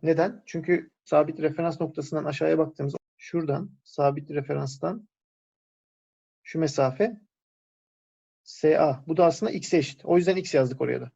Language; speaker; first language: Turkish; native; Turkish